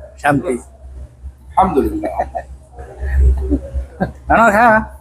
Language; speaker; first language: Arabic; non-native, learner; Bangla